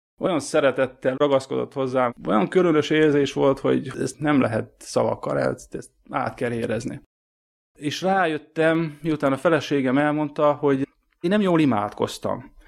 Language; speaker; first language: Hungarian; native; Hungarian